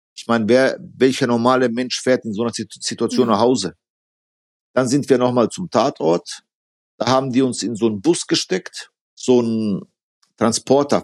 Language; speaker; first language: German; early bilingual, other home language; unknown